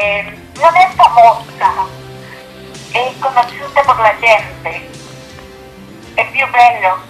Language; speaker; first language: Italian; non-native, learner; Spanish